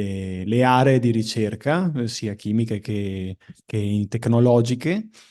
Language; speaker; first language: Italian; native; Italian